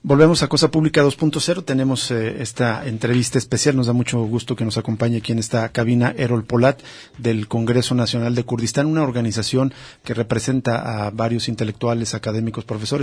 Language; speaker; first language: Spanish; native; Spanish